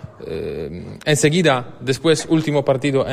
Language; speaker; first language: Spanish; non-native, fluent; Polish